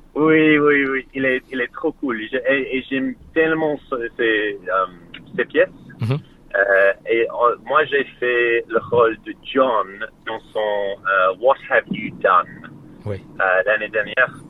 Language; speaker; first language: French; non-native, fluent; English